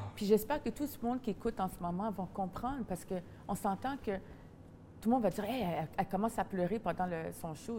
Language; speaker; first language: French; native; French